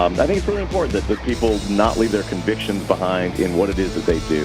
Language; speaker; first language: English; native; English